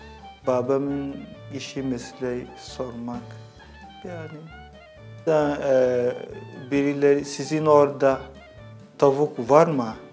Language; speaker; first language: Turkish; non-native, fluent; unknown